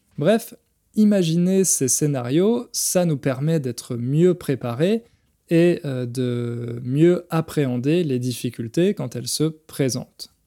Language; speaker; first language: French; native; French